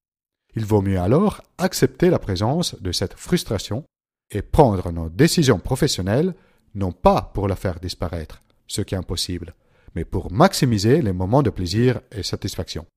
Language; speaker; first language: French; non-native, fluent; Italian